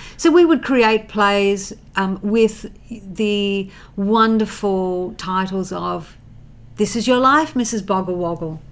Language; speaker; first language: English; native; English